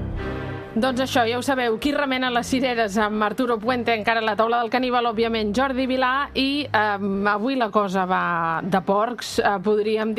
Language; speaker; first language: Catalan; native; Catalan